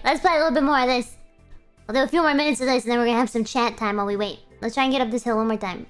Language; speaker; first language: English; native; English